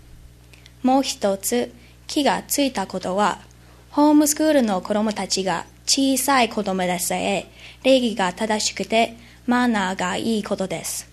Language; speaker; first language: Japanese; non-native, learner; English